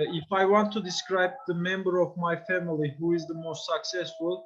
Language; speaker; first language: English; non-native, learner; Turkish